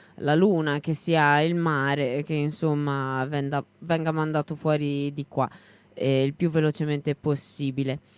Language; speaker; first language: Italian; native; Italian